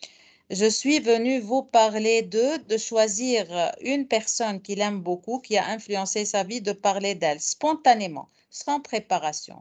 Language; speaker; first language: French; non-native, fluent; Arabic